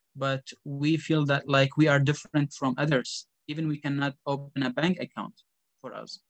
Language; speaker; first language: English; non-native, fluent; Arabic